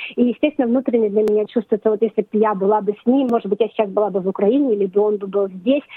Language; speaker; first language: Russian; native; Russian